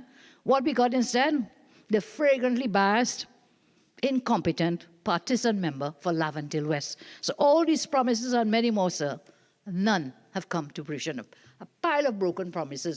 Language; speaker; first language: English; native; English